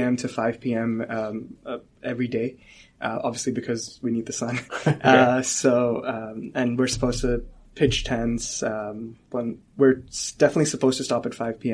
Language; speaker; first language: English; non-native, local second language; Hindi